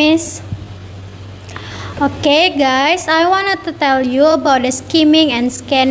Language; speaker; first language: English; non-native, learner; Indonesian